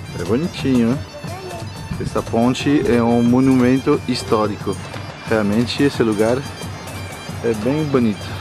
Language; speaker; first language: Portuguese; native; Portuguese